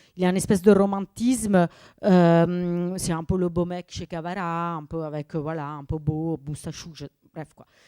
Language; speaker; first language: French; non-native, fluent; Italian